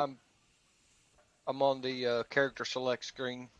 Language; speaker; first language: English; native; English